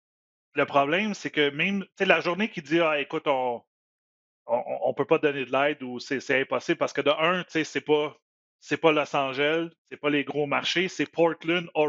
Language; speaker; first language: French; native; French